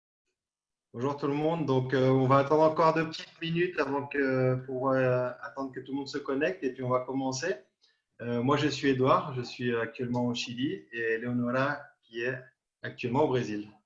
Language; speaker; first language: French; native; French